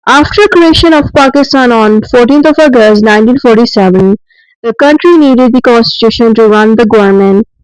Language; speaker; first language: English; non-native, local second language; Urdu